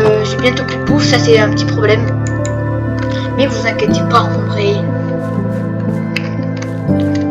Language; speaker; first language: French; native; French